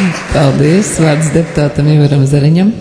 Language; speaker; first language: Latvian; native; Latvian